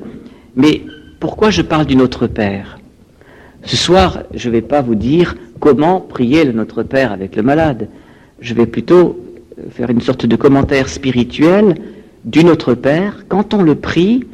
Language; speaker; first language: French; native; French